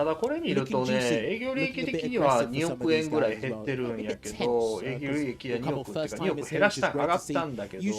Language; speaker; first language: Japanese; native; Japanese